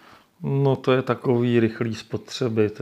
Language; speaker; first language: Russian; non-native, learner; Czech